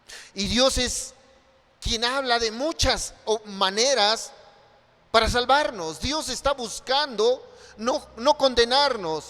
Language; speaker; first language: Spanish; native; Spanish